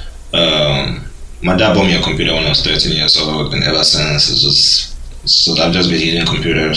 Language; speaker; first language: English; non-native, local second language; Igbo